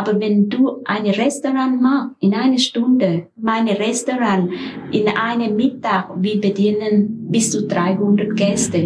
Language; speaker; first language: German; non-native, learner; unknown